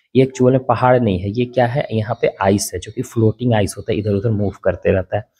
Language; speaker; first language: Hindi; native; Hindi